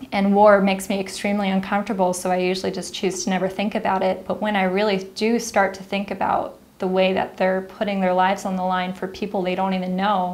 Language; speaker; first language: English; native; English